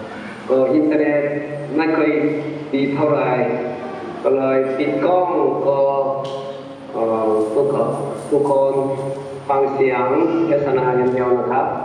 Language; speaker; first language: Thai; non-native, fluent; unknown